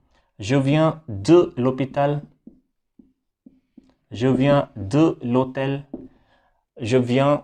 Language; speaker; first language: French; non-native, fluent; Hindi